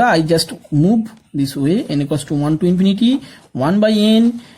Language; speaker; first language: English; non-native, local second language; Bangla